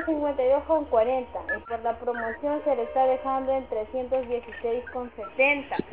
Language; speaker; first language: Spanish; native; Spanish